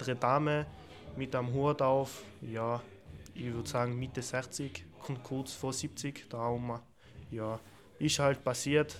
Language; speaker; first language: German; early bilingual, other home language; Turkish